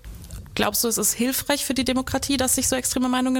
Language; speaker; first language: German; native; German